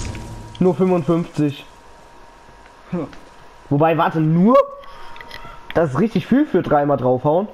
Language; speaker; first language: German; native; German